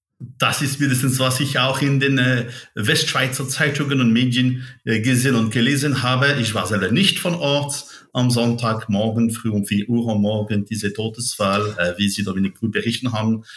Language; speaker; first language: German; non-native, local second language; French